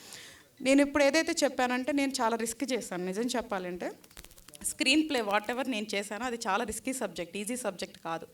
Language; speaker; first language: Telugu; native; Telugu